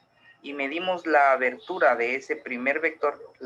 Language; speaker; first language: Spanish; native; Spanish